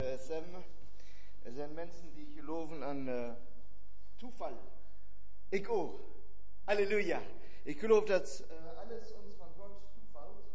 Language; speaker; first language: German; non-native, learner; Dutch